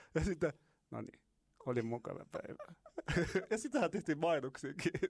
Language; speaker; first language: Finnish; non-native, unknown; Arabic